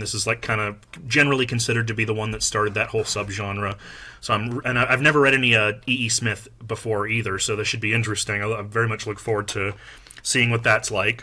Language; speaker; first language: English; native; English